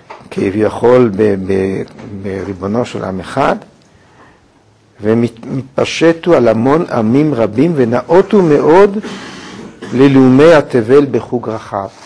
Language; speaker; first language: Hebrew; native; Hebrew